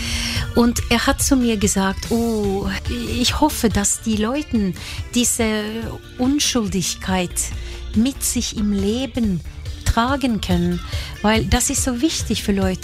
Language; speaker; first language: German; non-native, fluent; Norwegian